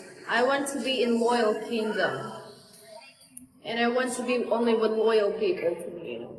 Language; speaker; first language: English; non-native, fluent; Russian